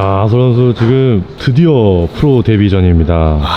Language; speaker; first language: Korean; native; Korean